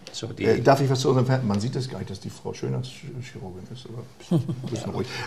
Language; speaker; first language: German; native; German